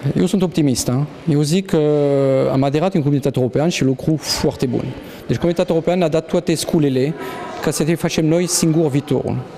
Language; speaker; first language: Romanian; non-native, fluent; French